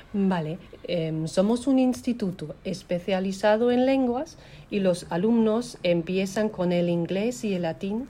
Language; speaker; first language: Spanish; non-native, fluent; German